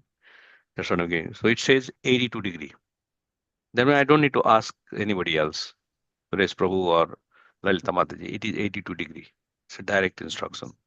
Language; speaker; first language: English; non-native, fluent; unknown